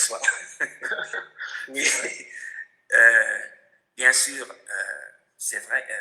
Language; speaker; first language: French; non-native, fluent; Spanish